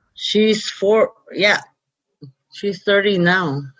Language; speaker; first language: English; non-native, fluent; Cree